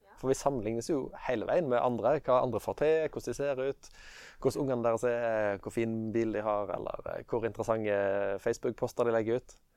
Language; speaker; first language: Norwegian; native; Norwegian